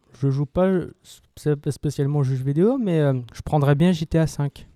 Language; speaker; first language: French; native; French